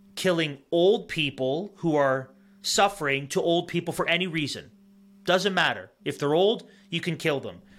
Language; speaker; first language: English; native; English